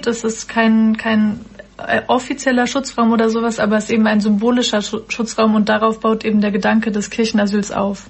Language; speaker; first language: German; native; German